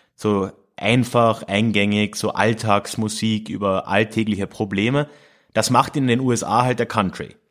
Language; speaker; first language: German; native; German